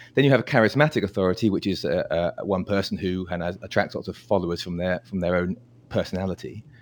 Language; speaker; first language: English; native; English